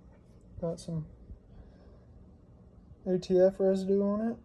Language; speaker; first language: English; native; English